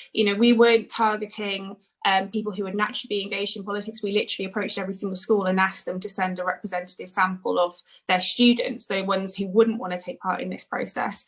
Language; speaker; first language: English; native; English